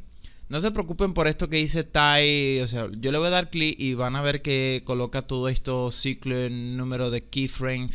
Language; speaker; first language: Spanish; native; Spanish